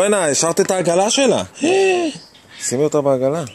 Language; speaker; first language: Hebrew; native; Hebrew